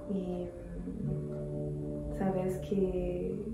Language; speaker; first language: Spanish; non-native, learner; French